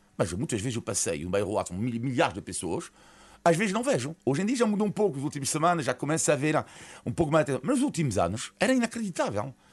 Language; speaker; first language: Portuguese; non-native, fluent; French